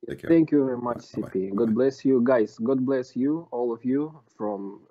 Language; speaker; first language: English; non-native, fluent; Russian